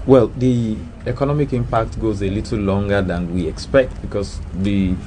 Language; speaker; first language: English; non-native, local second language; Yoruba